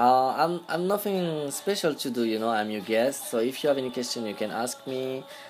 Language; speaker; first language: English; non-native, fluent; French